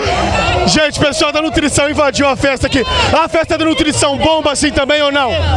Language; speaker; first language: Portuguese; native; Portuguese